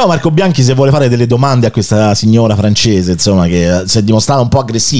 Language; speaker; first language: Italian; native; Italian